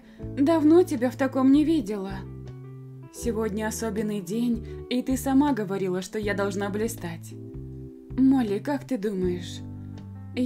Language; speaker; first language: Russian; native; Russian